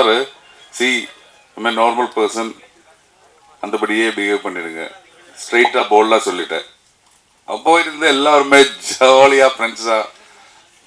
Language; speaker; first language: Tamil; non-native, learner; Malayalam